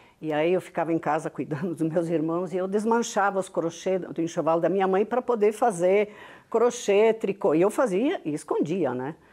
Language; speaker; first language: Portuguese; non-native, local second language; Venetian